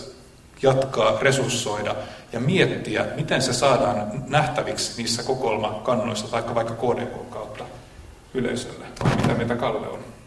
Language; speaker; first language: Finnish; native; Finnish